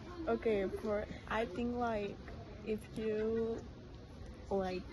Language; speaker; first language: English; non-native, learner; Spanish